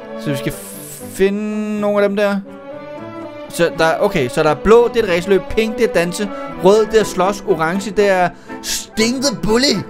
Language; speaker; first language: Danish; native; Danish